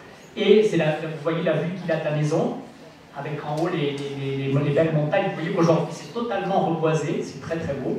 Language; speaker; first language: French; native; French